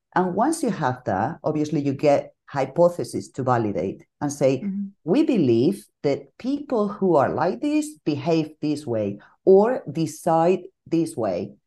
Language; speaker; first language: English; non-native, fluent; Spanish